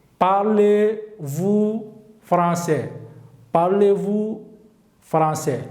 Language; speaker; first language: French; non-native, fluent; Turkish